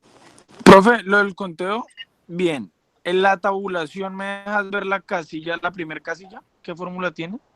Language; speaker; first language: Spanish; native; Spanish